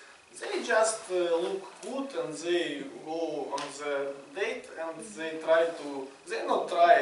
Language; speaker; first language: English; non-native, learner; Russian